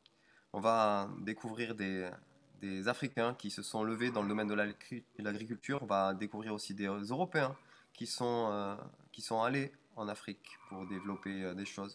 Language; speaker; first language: French; native; French